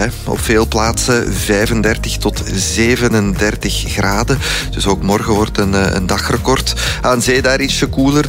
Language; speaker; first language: Dutch; native; Dutch